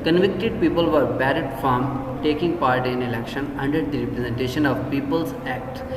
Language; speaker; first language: English; non-native, local second language; Urdu